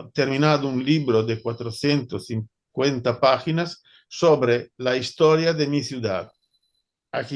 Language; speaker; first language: Spanish; non-native, fluent; Italian